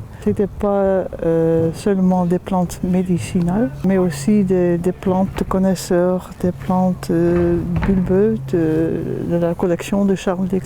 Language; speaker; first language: French; non-native, fluent; Dutch